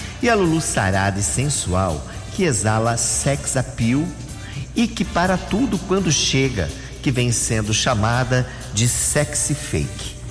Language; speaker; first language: Portuguese; native; Portuguese